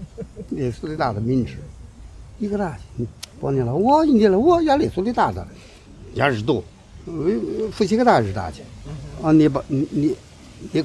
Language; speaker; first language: Russian; non-native, learner; Chinese